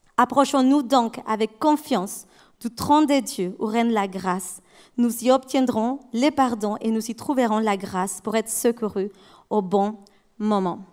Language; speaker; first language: French; non-native, fluent; Spanish